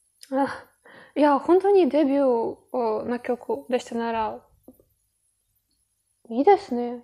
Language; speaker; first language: Japanese; non-native, learner; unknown